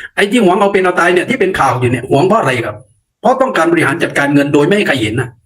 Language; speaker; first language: Thai; native; Thai